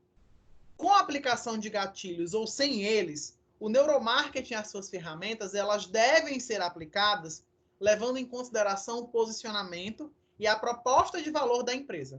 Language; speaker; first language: Portuguese; native; Portuguese